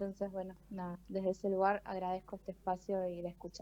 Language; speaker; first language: Spanish; native; Spanish